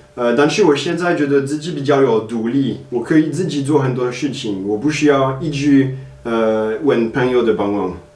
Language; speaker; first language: Chinese; non-native, fluent; French